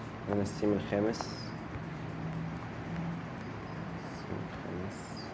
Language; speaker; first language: Arabic; native; Arabic